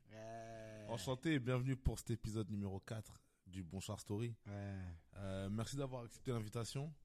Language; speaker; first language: French; native; French